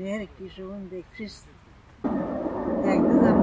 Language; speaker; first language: Polish; non-native, local second language; German